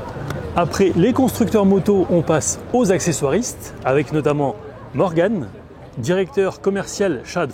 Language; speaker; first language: French; native; French